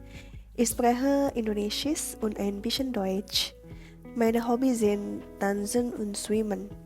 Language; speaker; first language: German; non-native, learner; Indonesian